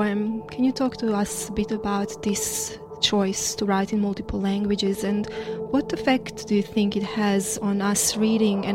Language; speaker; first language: English; non-native, fluent; Croatian